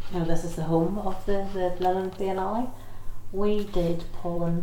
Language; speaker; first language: English; native; English